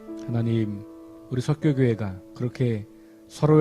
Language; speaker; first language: Korean; native; Korean